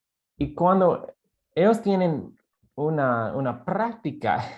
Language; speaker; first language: Spanish; non-native, fluent; English